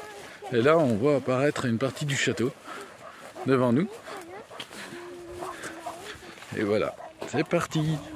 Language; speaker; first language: French; native; French